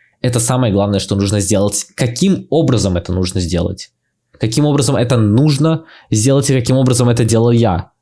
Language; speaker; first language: Russian; native; Russian